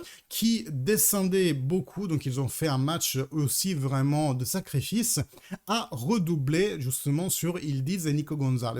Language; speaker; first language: French; early bilingual, heritage; Italian